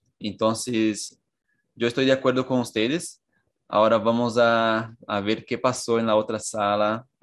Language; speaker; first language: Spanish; non-native, fluent; Portuguese